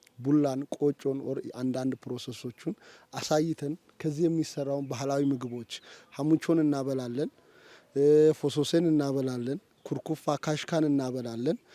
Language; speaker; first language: Amharic; non-native, local second language; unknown